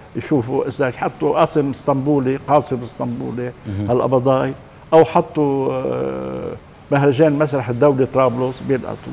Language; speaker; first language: Arabic; native; Arabic